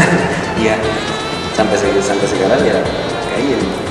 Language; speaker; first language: Indonesian; non-native, fluent; Spanish